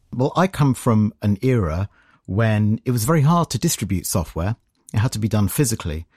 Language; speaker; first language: English; native; English